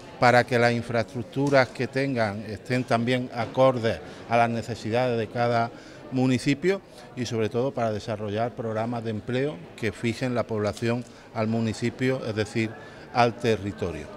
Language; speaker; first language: Spanish; native; Spanish